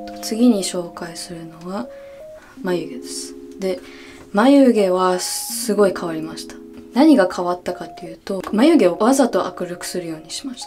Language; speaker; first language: Japanese; early bilingual, heritage; Japanese